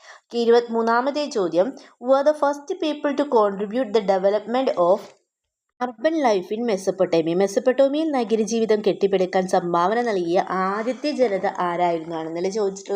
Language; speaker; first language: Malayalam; native; Malayalam